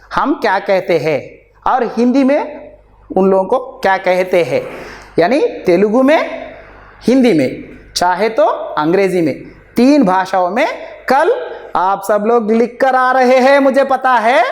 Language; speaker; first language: Hindi; non-native, local second language; Telugu